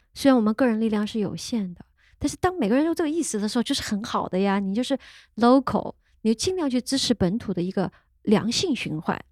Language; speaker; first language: Chinese; native; Chinese